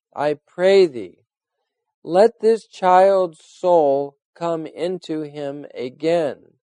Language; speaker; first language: English; native; English